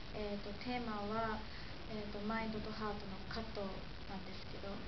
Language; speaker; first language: Japanese; non-native, fluent; English